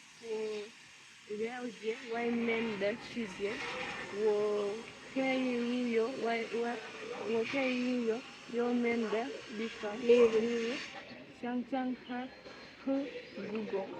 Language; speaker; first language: Chinese; non-native, learner; Swahili